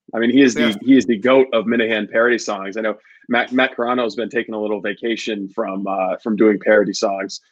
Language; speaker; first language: English; native; English